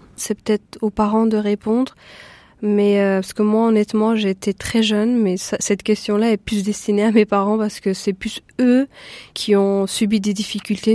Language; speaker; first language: French; early bilingual, other home language; Persian